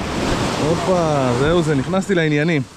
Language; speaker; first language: Hebrew; native; Hebrew